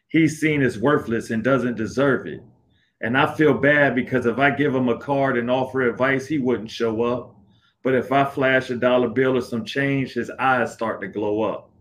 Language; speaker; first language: English; native; English